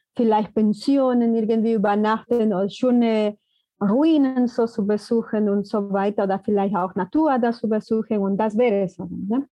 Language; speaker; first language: German; non-native, fluent; Spanish